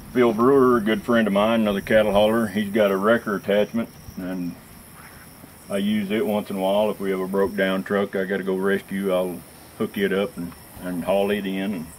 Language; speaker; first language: English; native; English